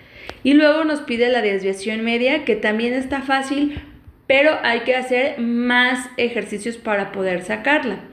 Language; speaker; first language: Spanish; native; Spanish